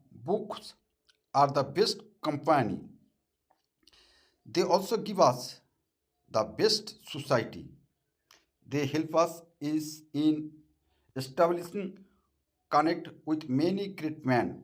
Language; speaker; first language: English; non-native, local second language; Bangla